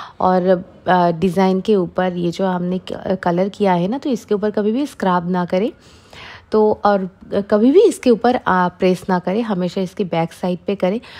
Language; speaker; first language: Hindi; non-native, local second language; Bangla